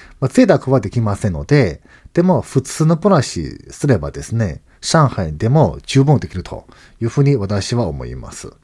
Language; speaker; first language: Japanese; non-native, fluent; Chinese